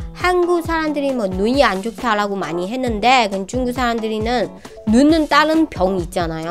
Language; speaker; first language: Korean; non-native, fluent; Chinese